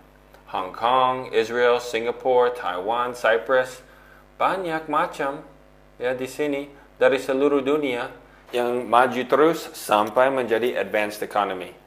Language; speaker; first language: Indonesian; non-native, fluent; English